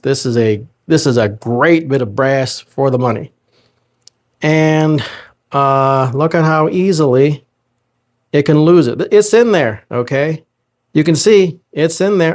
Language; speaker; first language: English; native; English